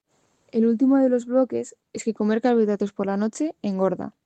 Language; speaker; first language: Spanish; native; Spanish